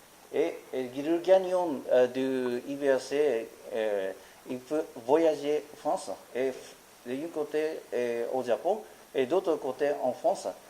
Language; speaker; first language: French; non-native, learner; Japanese